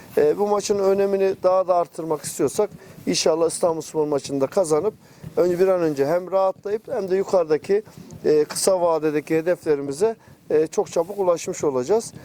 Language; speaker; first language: Turkish; native; Turkish